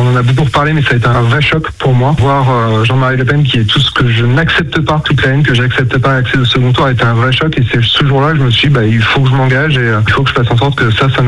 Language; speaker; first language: French; native; French